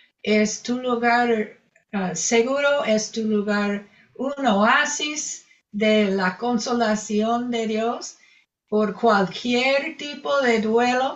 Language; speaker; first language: Spanish; non-native, fluent; English